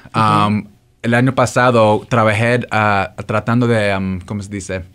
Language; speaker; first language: Spanish; early bilingual, heritage; Spanish